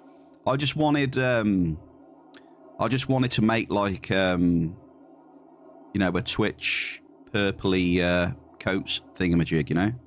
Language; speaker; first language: English; native; English